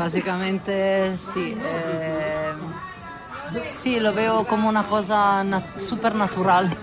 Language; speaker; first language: Spanish; non-native, fluent; Italian